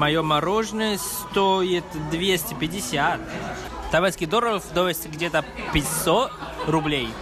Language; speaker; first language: Russian; non-native, learner; Chinese